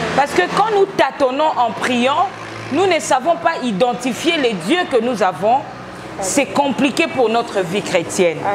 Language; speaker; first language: French; non-native, local second language; Lingala